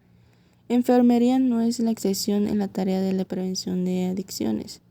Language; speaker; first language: Spanish; native; Spanish